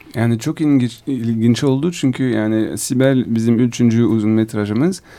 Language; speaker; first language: Turkish; non-native, learner; French